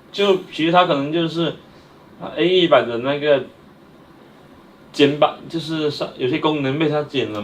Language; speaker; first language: Chinese; native; Chinese